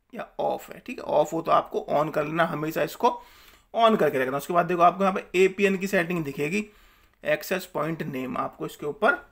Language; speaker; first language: Hindi; native; Hindi